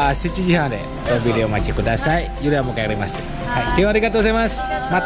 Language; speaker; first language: Japanese; non-native, learner; Indonesian